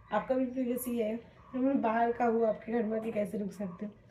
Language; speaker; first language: Hindi; non-native, local second language; Bangla